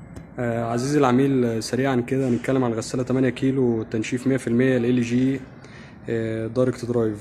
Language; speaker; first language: Arabic; native; Arabic